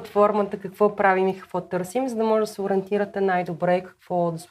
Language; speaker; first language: Bulgarian; native; Bulgarian